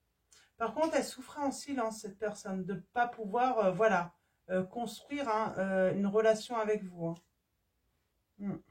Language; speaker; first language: French; native; French